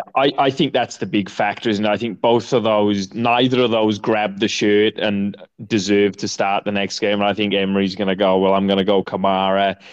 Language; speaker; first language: English; native; English